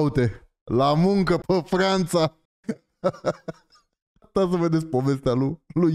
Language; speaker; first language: Romanian; native; Romanian